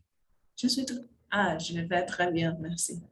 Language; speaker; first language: French; non-native, learner; Portuguese